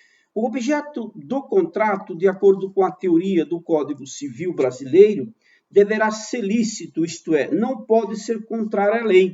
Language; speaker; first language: Portuguese; native; Portuguese